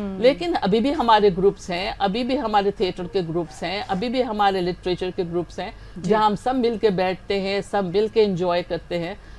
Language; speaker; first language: Hindi; native; Hindi